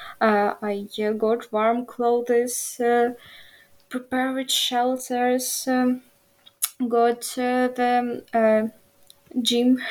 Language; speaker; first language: English; non-native, learner; Ukrainian